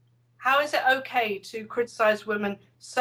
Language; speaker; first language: English; native; English